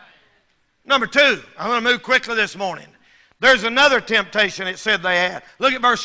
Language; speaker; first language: English; native; English